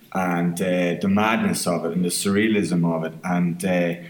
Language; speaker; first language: English; native; English